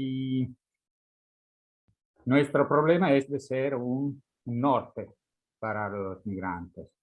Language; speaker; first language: Spanish; non-native, fluent; Italian